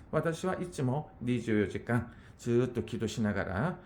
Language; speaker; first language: Japanese; non-native, fluent; Korean